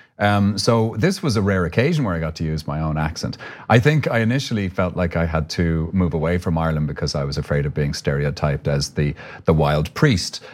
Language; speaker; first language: English; native; English